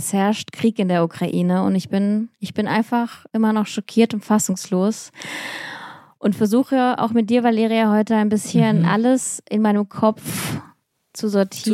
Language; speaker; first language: German; early bilingual, other home language; Russian